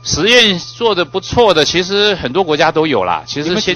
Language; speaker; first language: Chinese; native; Chinese